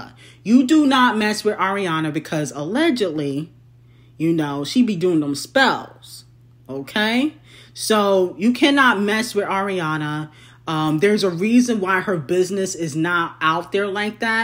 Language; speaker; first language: English; native; English